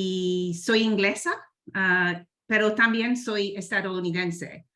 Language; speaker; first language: Spanish; non-native, learner; English